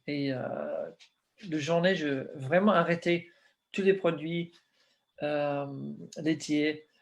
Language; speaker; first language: French; non-native, learner; English